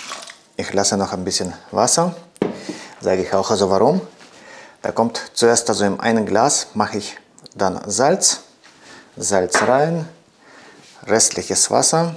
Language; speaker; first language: German; non-native, fluent; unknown